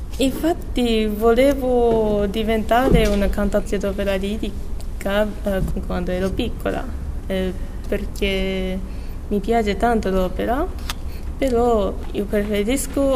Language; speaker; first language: Italian; non-native, learner; Japanese